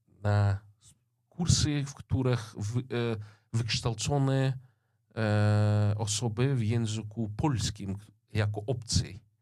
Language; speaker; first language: Polish; non-native, fluent; Russian